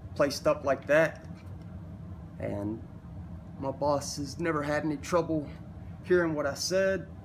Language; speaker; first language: English; native; English